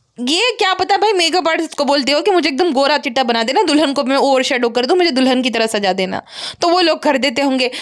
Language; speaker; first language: Hindi; non-native, local second language; Gujarati